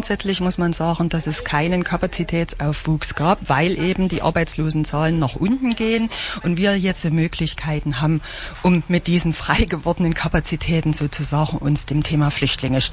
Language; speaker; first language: German; native; German